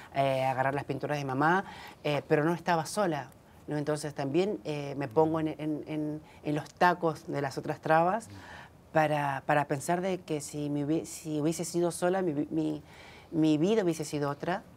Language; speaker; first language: Spanish; native; Spanish